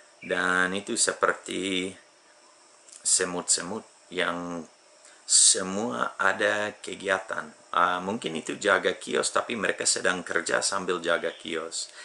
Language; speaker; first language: Indonesian; non-native, fluent; English